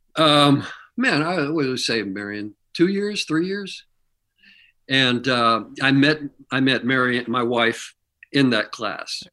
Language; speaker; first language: English; native; English